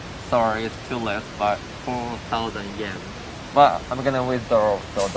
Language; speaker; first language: English; non-native, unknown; Japanese